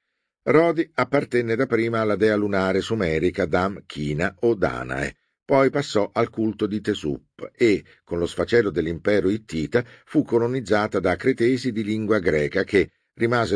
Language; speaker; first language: Italian; native; Italian